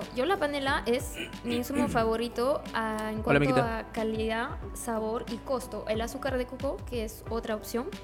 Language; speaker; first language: Spanish; non-native, fluent; French